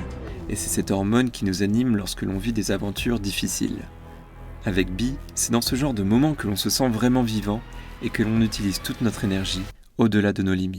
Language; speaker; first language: French; native; French